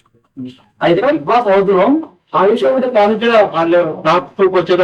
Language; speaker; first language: Telugu; native; Telugu